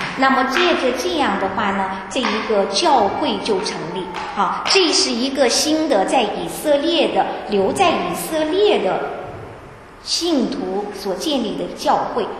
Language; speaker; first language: Chinese; native; Chinese